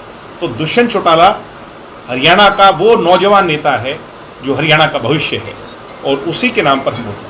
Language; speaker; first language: Hindi; native; Hindi